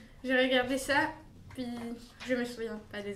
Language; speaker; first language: French; non-native, fluent; Bulgarian